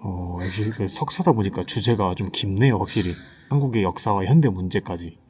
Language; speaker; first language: Korean; native; Korean